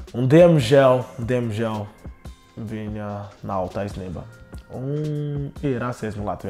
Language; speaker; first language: Latvian; non-native, learner; Portuguese